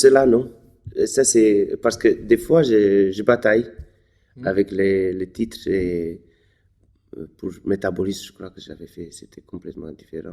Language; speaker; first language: French; non-native, fluent; Romanian